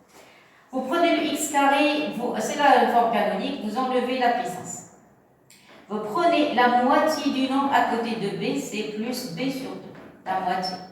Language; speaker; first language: French; non-native, local second language; Arabic